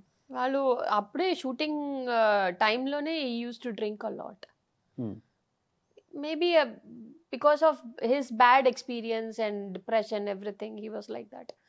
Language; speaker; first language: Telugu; non-native, learner; Tamil